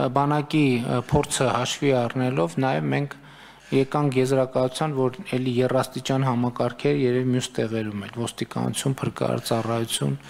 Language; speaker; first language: Armenian; native; Armenian